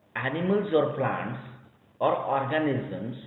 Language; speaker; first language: English; non-native, local second language; Marathi